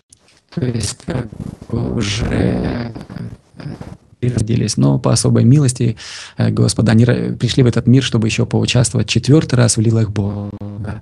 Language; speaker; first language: Russian; native; Russian